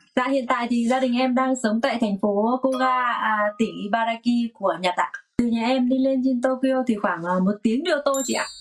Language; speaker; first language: Vietnamese; native; Vietnamese